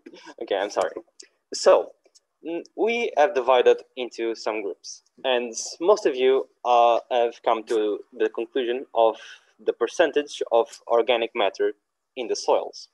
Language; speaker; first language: English; non-native, fluent; Portuguese